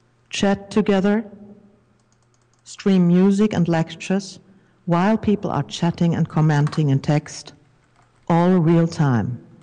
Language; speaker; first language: English; non-native, fluent; German